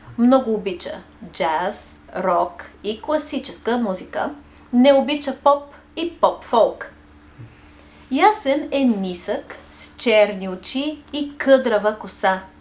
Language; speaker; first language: Bulgarian; native; Bulgarian